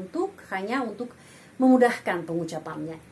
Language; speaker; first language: Indonesian; non-native, fluent; Russian